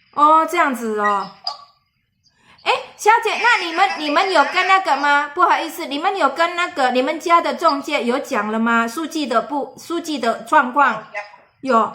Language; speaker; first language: Chinese; non-native, fluent; Indonesian